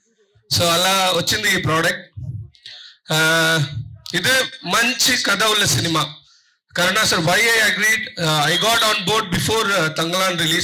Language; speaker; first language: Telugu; non-native, learner; Tamil